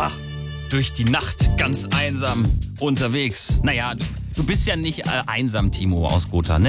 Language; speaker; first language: German; native; German